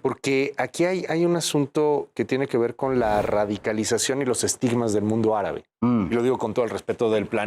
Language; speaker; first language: Spanish; native; Spanish